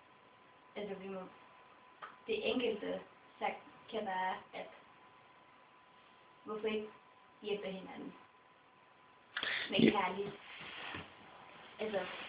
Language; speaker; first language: Danish; non-native, local second language; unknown